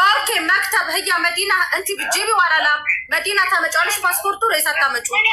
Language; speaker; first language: Arabic; non-native, learner; Amharic